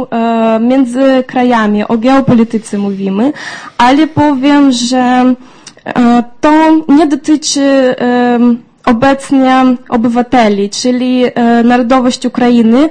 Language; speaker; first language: Polish; non-native, fluent; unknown